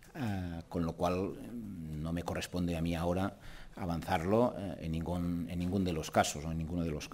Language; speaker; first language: Spanish; non-native, local second language; Catalan